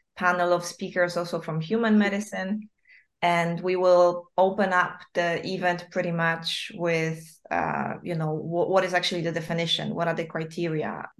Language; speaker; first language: English; non-native, fluent; Polish